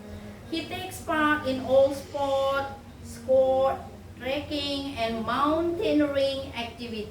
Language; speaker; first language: English; non-native, fluent; Indonesian